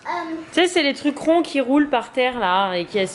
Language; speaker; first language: French; native; French